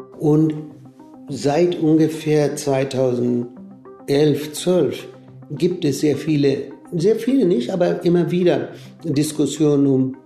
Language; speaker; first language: German; non-native, fluent; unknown